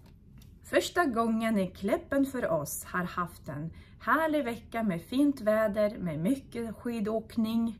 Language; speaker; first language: Swedish; non-native, fluent; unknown